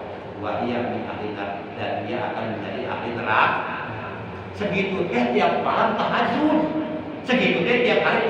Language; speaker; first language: Indonesian; non-native, local second language; Javanese